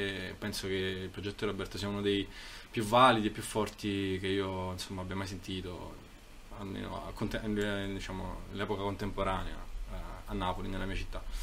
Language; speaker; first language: Italian; native; Italian